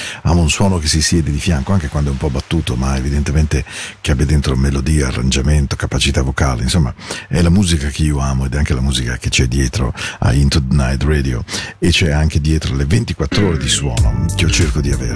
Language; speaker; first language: Italian; native; Italian